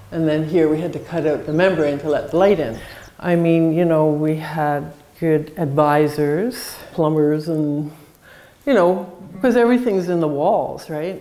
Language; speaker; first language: English; native; English